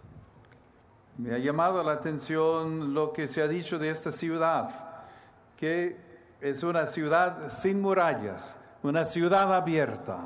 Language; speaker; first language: Spanish; non-native, fluent; English